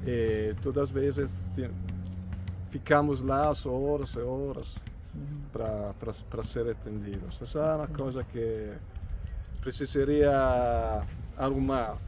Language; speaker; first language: Portuguese; non-native, fluent; Italian